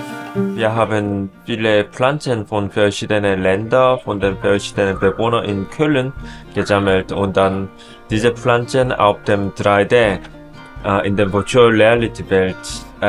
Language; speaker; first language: German; non-native, learner; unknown